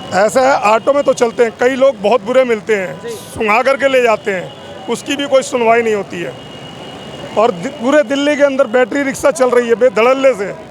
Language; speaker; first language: Hindi; native; Hindi